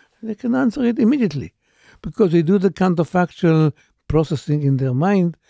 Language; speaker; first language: English; non-native, fluent; Hebrew